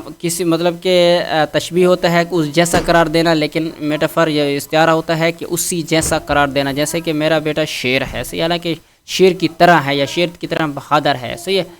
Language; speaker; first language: Urdu; non-native, local second language; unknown